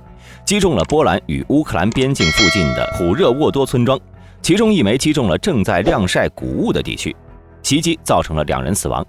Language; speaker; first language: Chinese; native; Chinese